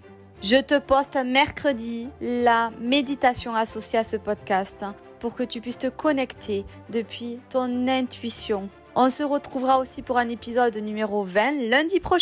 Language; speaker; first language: French; native; French